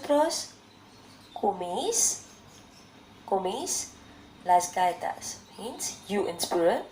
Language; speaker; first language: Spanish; non-native, learner; Bangla